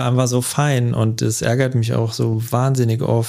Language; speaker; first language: German; native; German